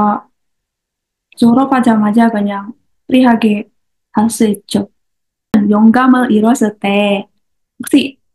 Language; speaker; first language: Korean; non-native, learner; Indonesian